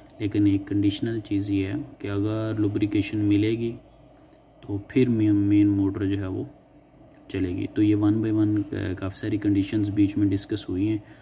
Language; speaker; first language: Urdu; native; Urdu